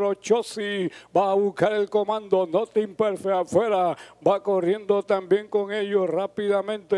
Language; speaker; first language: Spanish; native; Spanish